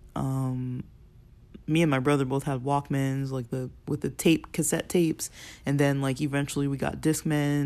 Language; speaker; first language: English; native; English